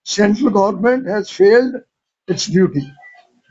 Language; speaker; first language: Hindi; non-native, local second language; Punjabi